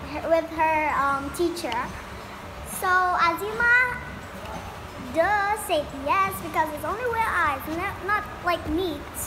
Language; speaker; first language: English; early bilingual, other home language; Indonesian